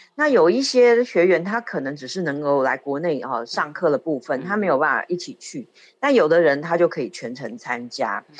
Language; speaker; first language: Chinese; native; Chinese